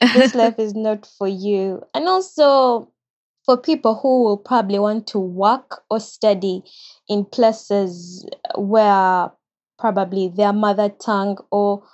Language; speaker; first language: English; non-native, local second language; Ganda